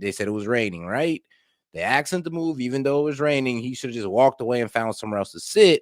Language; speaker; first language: English; native; English